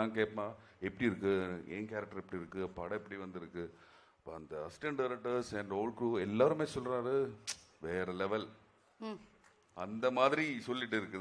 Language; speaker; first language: Tamil; non-native, learner; Malayalam